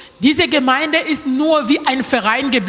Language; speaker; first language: German; non-native, learner; French